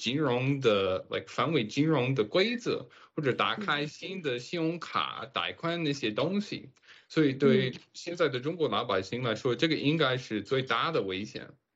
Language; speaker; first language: Chinese; non-native, fluent; English